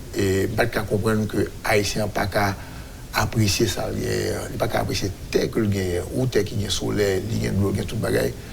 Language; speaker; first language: French; non-native, local second language; Haitian Creole